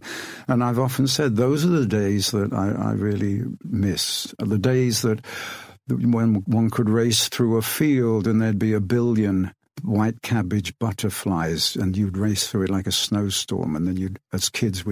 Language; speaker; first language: English; native; English